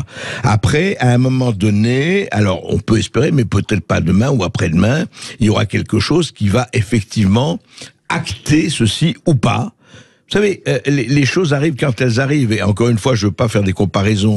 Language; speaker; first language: French; native; French